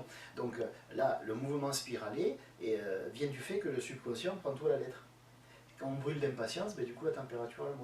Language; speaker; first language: French; native; French